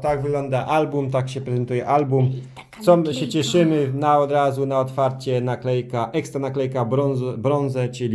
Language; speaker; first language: Polish; early bilingual, heritage; Polish